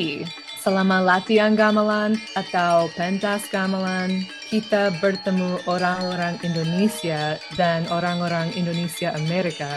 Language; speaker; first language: Indonesian; non-native, fluent; English